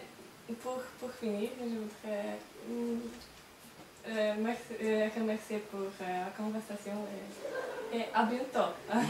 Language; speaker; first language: French; non-native, learner; Polish